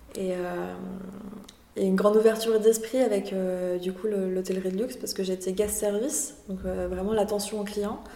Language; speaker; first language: French; early bilingual, other home language; Spanish